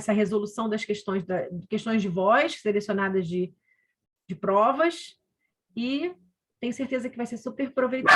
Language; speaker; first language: Portuguese; native; Portuguese